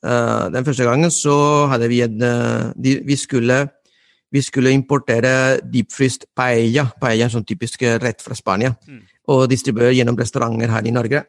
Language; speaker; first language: Norwegian; non-native, fluent; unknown